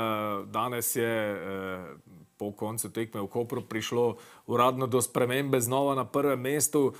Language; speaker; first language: Slovenian; native; Slovenian